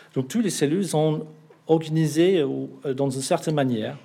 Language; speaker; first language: French; non-native, fluent; English